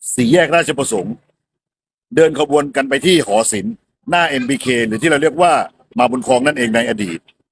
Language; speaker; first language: Thai; non-native, fluent; Burmese